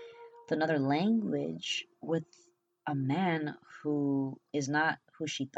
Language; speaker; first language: English; early bilingual, other home language; Spanish